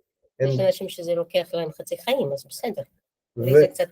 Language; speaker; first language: Hebrew; non-native, fluent; Russian